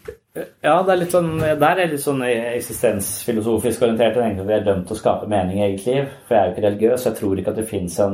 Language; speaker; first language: Norwegian; native; Norwegian